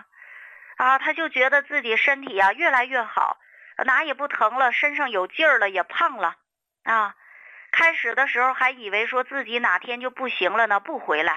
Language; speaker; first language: Chinese; native; Chinese